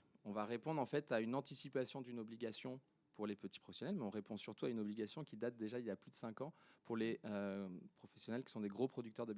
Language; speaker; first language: French; native; French